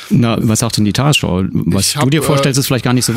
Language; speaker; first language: German; native; German